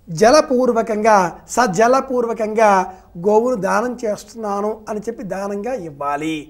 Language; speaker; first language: Telugu; native; Telugu